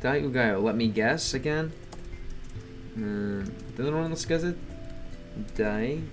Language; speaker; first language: Russian; non-native, learner; English